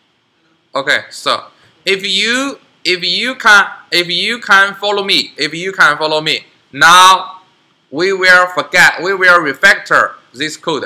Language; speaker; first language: English; non-native, learner; Chinese